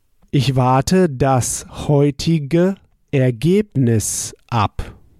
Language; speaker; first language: German; native; German